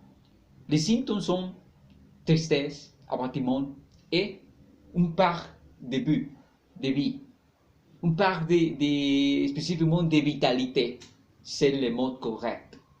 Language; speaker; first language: French; non-native, learner; Spanish